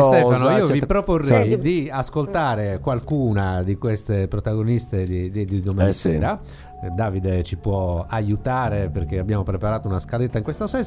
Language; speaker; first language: Italian; native; Italian